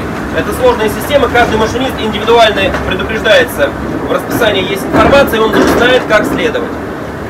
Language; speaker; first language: Russian; native; Russian